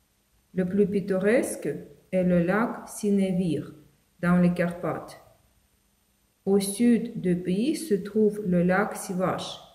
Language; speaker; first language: French; non-native, fluent; Ukrainian